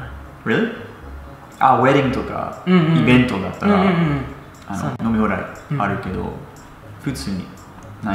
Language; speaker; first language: Japanese; non-native, fluent; English